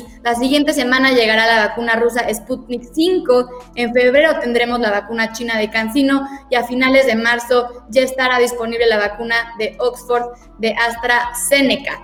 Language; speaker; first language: Spanish; native; Spanish